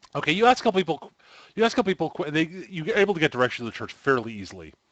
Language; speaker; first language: English; native; English